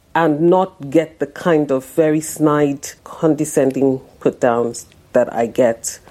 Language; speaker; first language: English; non-native, local second language; Yoruba